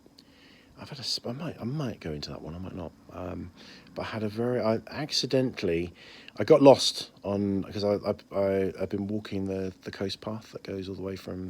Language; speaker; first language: English; native; English